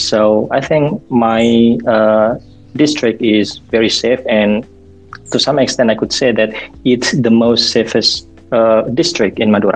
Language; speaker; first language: English; non-native, fluent; Indonesian